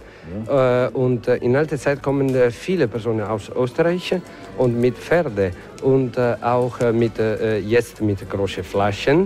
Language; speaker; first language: German; non-native, learner; Italian